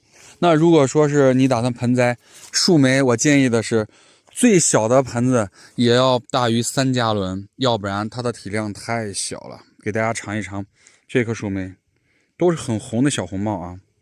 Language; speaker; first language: Chinese; native; Chinese